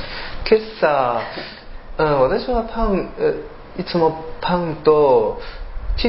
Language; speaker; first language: Japanese; non-native, learner; Chinese